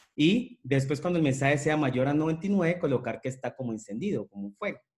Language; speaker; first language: Spanish; native; Spanish